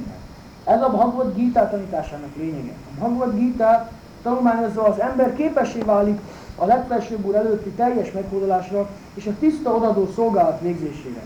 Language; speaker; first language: Hungarian; native; Hungarian